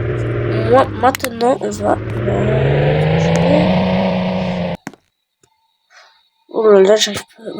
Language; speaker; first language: French; native; French